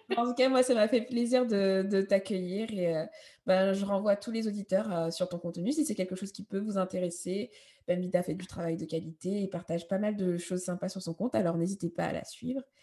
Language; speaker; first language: French; native; French